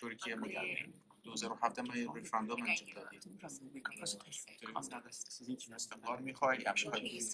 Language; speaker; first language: Persian; non-native, learner; Kurdish